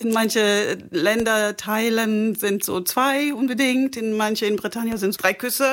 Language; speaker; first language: German; non-native, fluent; French